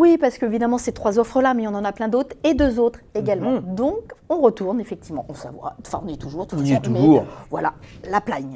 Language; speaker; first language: French; native; French